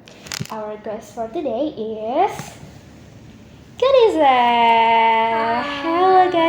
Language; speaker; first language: English; non-native, learner; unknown